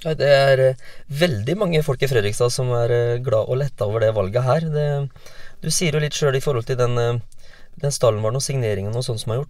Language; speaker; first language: Norwegian; native; Norwegian